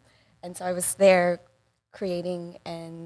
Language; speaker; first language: English; native; English